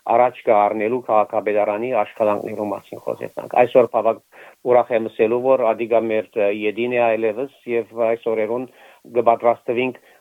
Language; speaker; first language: Armenian; early bilingual, heritage; Armenian